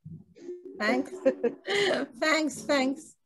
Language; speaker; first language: English; non-native, learner; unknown